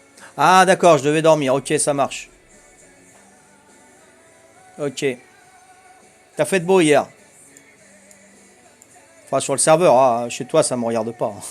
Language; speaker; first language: French; native; French